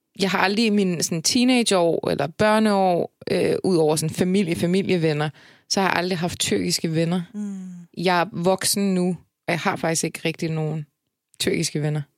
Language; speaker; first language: Danish; early bilingual, other home language; Turkish